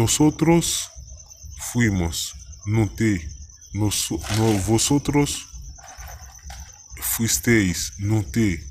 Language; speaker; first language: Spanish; non-native, fluent; Haitian Creole